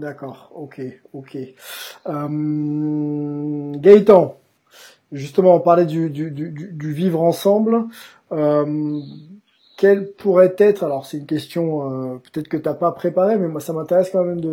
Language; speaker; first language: French; native; French